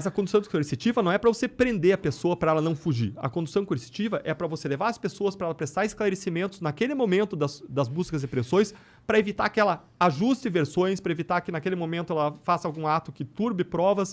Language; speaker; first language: Portuguese; native; Portuguese